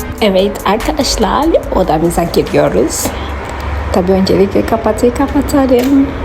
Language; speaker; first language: Turkish; non-native, fluent; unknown